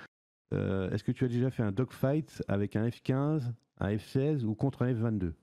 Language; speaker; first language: French; native; French